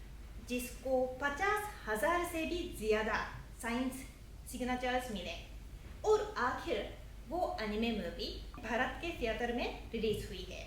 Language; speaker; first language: Hindi; non-native, fluent; Japanese